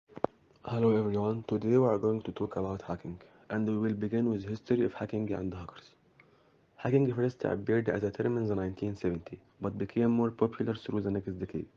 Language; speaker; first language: English; non-native, learner; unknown